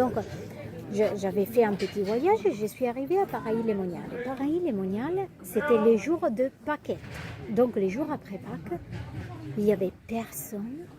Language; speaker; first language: French; non-native, fluent; Italian